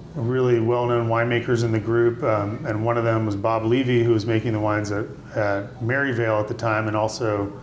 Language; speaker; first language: English; native; English